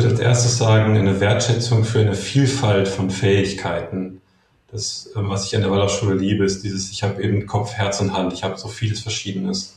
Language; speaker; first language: German; native; German